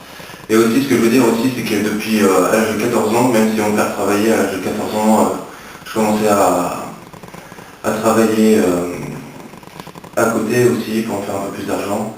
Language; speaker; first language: French; early bilingual, other home language; English